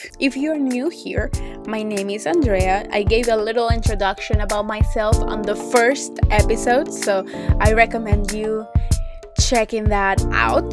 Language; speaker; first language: English; non-native, fluent; Spanish